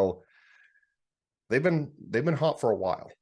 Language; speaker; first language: English; native; English